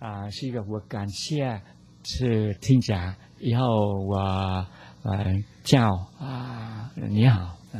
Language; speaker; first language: Chinese; non-native, learner; Vietnamese